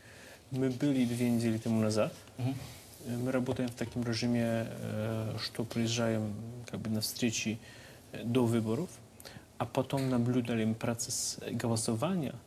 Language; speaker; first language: Ukrainian; non-native, learner; Polish